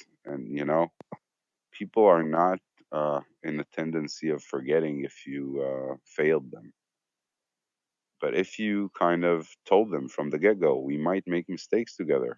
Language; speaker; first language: English; non-native, fluent; Hebrew